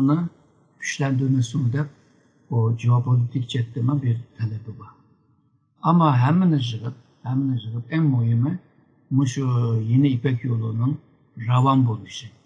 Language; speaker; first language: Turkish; non-native, learner; Uyghur